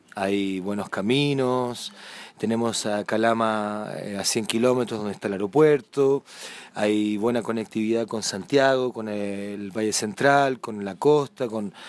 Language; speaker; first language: Spanish; native; Spanish